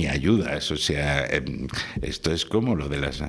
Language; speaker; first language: Spanish; native; Spanish